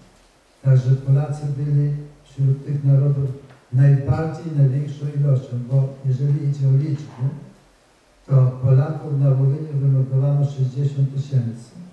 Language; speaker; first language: Polish; native; Polish